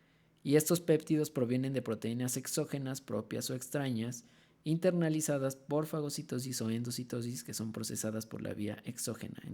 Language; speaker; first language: Spanish; native; Spanish